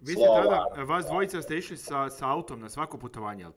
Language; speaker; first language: Croatian; native; Croatian